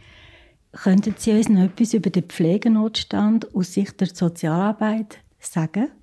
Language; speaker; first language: German; native; German